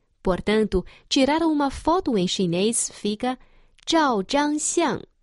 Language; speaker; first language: Portuguese; non-native, fluent; Chinese